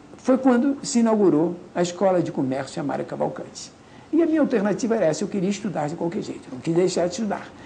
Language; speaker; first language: Portuguese; native; Portuguese